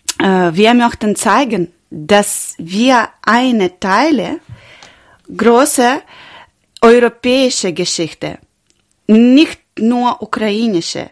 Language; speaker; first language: German; non-native, learner; Ukrainian